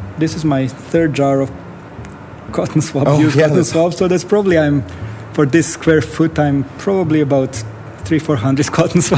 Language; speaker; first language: English; non-native, fluent; Bosnian